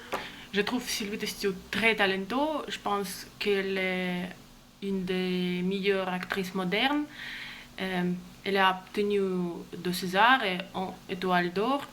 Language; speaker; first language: French; non-native, learner; Russian